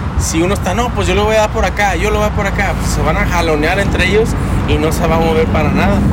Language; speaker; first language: Spanish; early bilingual, heritage; Spanish